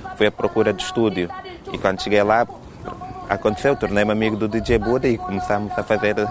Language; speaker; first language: Portuguese; non-native, fluent; Italian